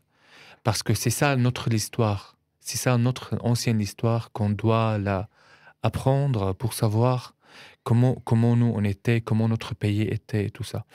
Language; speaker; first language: French; non-native, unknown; Arabic